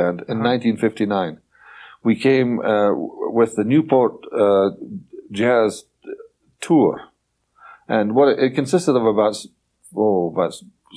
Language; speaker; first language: English; native; English